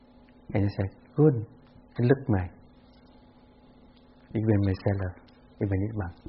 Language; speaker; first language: Dutch; non-native, fluent; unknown